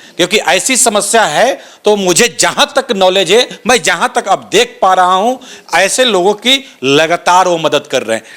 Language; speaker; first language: Hindi; native; Hindi